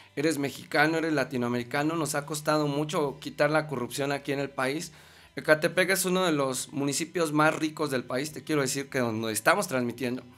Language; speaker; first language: Spanish; native; Spanish